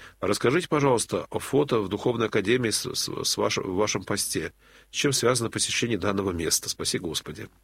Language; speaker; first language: Russian; native; Russian